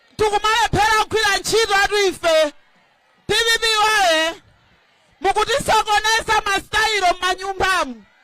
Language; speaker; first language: Nyanja; native; Nyanja